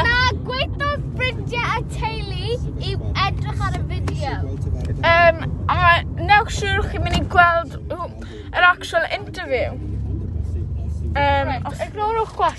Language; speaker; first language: Welsh; native; Welsh